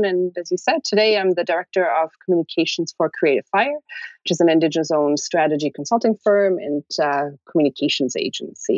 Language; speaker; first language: English; non-native, fluent; German